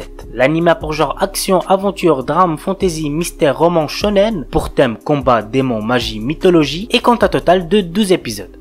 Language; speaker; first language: French; native; French